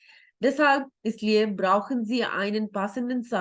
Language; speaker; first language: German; non-native, fluent; Urdu